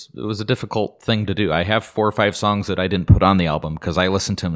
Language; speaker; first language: English; native; English